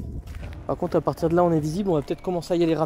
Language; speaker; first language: French; native; French